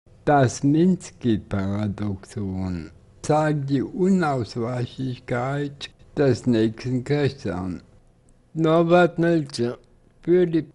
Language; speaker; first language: German; native; German